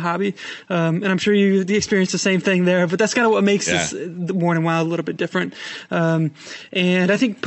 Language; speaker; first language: English; native; English